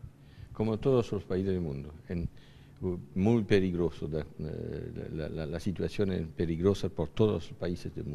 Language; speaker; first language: Spanish; non-native, fluent; French